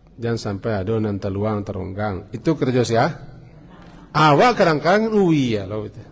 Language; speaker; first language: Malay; non-native, local second language; Minangkabau